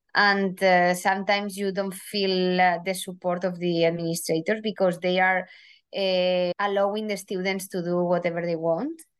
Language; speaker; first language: English; non-native, fluent; Spanish